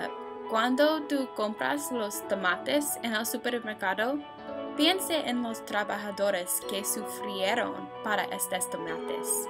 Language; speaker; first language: Spanish; non-native, learner; English